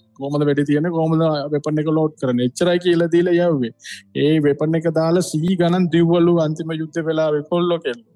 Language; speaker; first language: Sinhala; non-native, local second language; Tamil